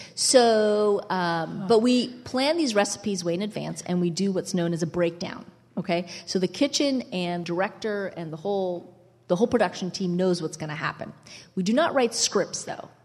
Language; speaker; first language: English; early bilingual, other home language; Italian